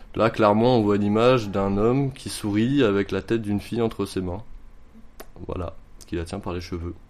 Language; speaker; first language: French; native; French